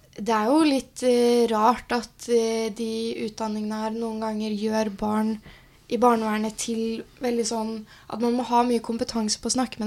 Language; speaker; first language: Norwegian; native; Norwegian